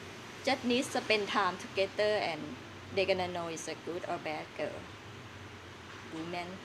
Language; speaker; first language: English; non-native, learner; Thai